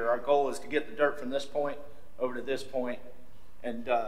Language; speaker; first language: English; native; English